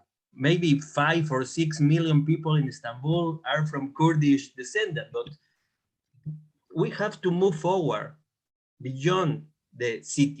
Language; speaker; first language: English; non-native, fluent; Spanish